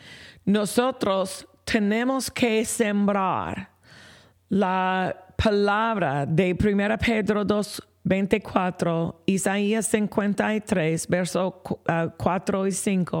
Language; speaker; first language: Spanish; non-native, fluent; English